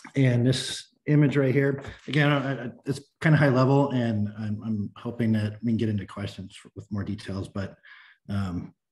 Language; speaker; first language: English; native; English